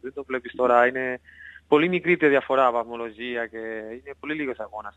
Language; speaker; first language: Greek; non-native, learner; Spanish